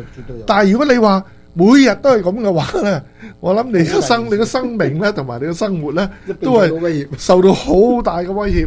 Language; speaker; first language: Chinese; native; Chinese